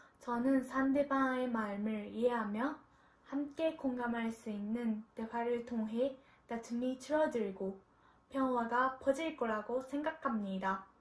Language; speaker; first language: Korean; non-native, fluent; Japanese